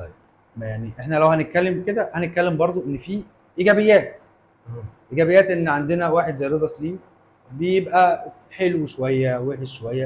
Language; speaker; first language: Arabic; native; Arabic